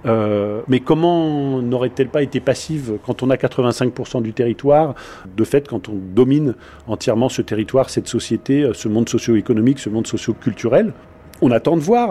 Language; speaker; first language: French; native; French